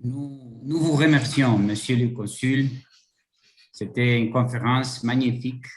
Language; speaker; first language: French; non-native, learner; Portuguese